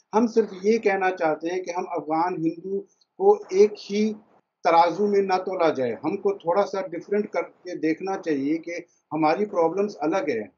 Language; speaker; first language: Hindi; early bilingual, heritage; Persian